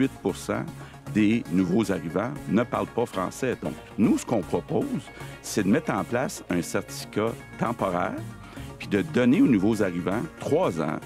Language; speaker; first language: French; native; French